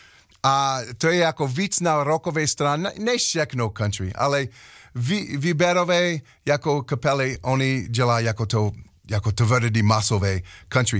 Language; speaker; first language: Czech; non-native, learner; English